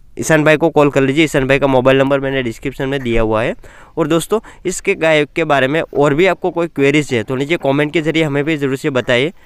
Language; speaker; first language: Hindi; non-native, local second language; Gujarati